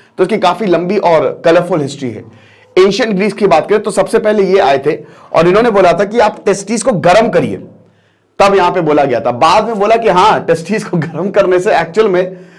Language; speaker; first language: Hindi; native; Hindi